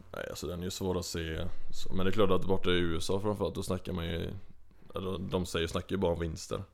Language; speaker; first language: Swedish; native; Swedish